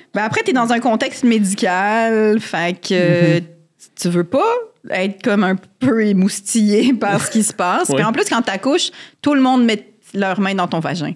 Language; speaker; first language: French; native; French